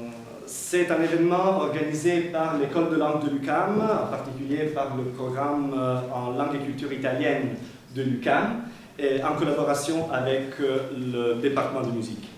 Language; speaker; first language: French; non-native, fluent; Italian